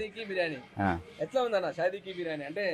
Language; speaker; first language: Telugu; native; Telugu